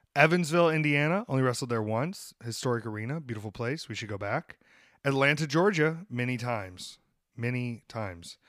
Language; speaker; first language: English; native; English